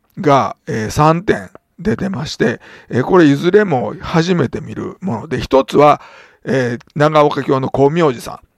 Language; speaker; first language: Japanese; native; Japanese